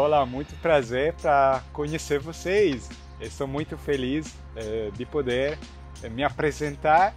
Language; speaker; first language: Portuguese; non-native, learner; Italian